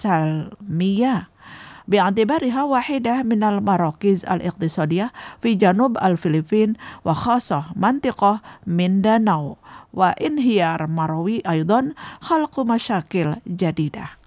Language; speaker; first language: Arabic; non-native, fluent; Indonesian